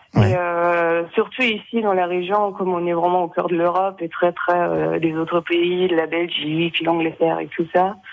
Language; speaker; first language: French; non-native, fluent; German